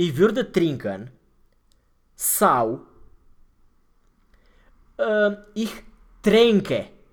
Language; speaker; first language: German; non-native, fluent; Romanian